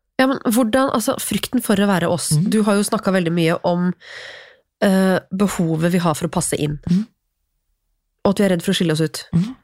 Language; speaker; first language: Norwegian; native; Norwegian